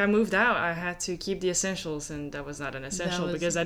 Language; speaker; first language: English; non-native, fluent; Dutch